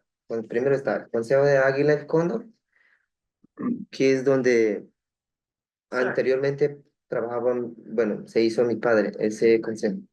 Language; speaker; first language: Spanish; non-native, local second language; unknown